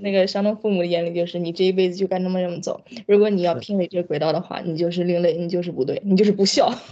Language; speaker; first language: Chinese; early bilingual, heritage; Chinese